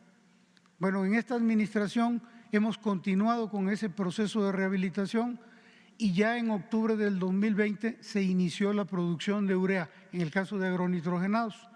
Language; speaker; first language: Spanish; native; Spanish